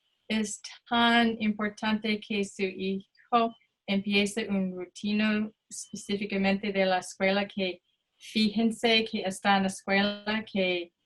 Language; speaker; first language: Spanish; non-native, fluent; English